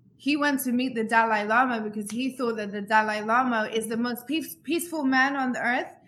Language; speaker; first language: English; native; English